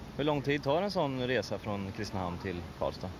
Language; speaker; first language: Swedish; native; Swedish